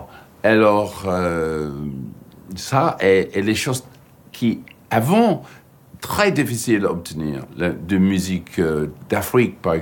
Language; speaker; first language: French; non-native, fluent; English